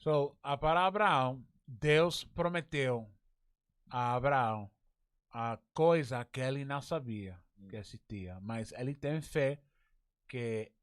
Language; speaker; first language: Portuguese; non-native, learner; English